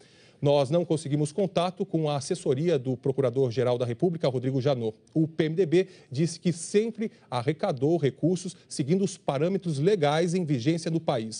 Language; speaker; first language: Portuguese; native; Portuguese